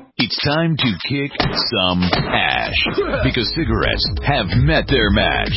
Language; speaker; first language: English; native; English